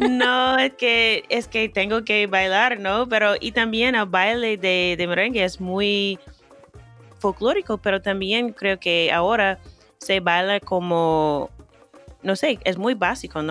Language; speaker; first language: Spanish; non-native, fluent; English